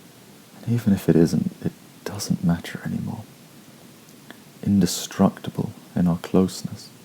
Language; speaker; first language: English; native; English